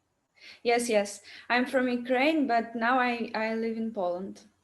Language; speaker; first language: English; non-native, learner; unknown